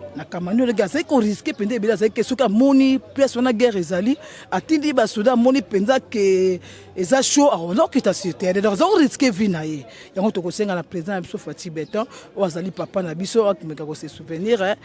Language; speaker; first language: Lingala; native; Lingala